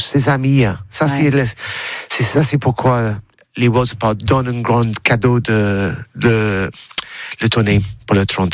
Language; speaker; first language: French; non-native, learner; English